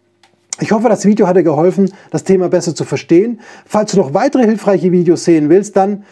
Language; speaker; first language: German; native; German